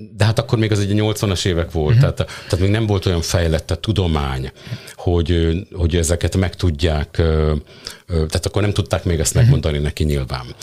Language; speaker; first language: Hungarian; native; Hungarian